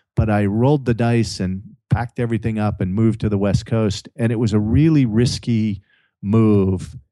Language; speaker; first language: English; native; English